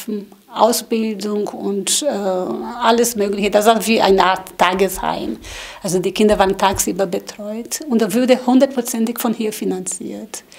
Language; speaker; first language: German; non-native, learner; Portuguese